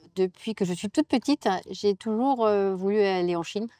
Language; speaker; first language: French; native; French